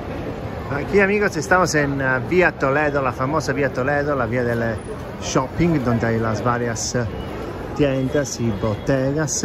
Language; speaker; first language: Spanish; non-native, fluent; Italian